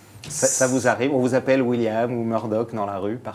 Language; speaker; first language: French; native; French